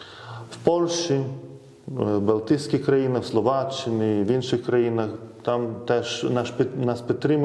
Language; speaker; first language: Ukrainian; non-native, fluent; Lithuanian